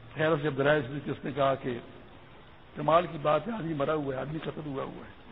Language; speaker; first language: Urdu; non-native, local second language; Pashto